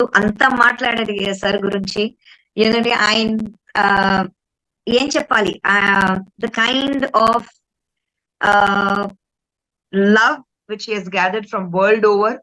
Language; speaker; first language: Telugu; non-native, local second language; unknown